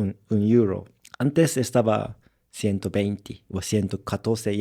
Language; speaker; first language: Spanish; non-native, learner; Japanese